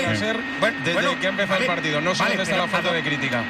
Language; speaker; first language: Spanish; native; Spanish